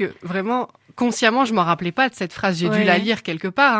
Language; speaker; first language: French; native; French